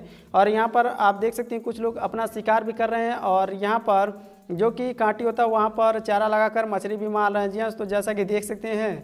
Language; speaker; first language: Hindi; native; Hindi